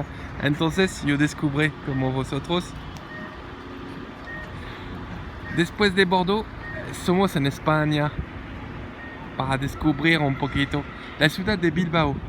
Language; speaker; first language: Spanish; non-native, learner; French